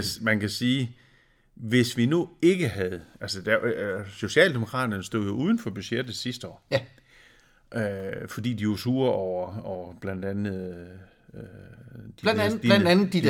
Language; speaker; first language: Danish; native; Danish